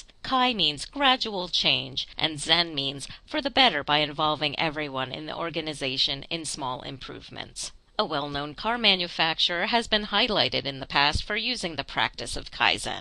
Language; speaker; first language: English; native; English